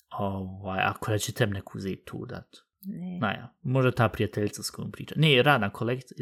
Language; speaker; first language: Bosnian; early bilingual, heritage; Bosnian